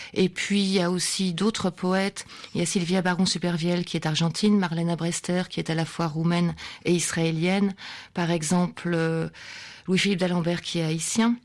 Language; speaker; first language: French; native; French